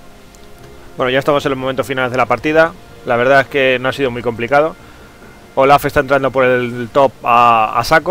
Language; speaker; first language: Spanish; native; Spanish